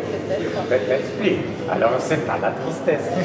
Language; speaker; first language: French; non-native, learner; Polish